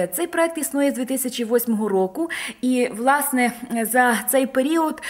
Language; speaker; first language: Ukrainian; native; Ukrainian